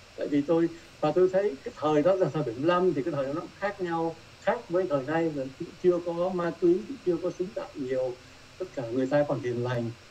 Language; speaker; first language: Vietnamese; native; Vietnamese